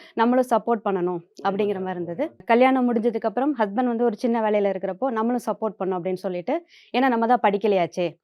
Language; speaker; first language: Tamil; native; Tamil